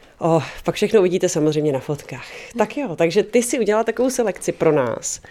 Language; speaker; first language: Czech; native; Czech